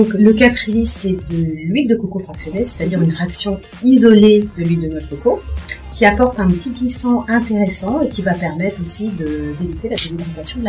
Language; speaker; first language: French; native; French